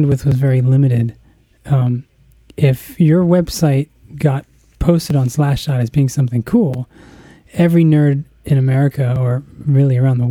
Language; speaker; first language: English; native; English